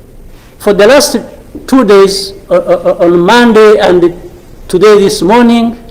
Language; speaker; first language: English; non-native, local second language; Kinyarwanda